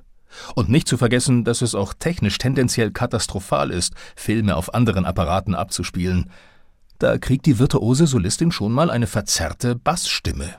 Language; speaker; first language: German; native; German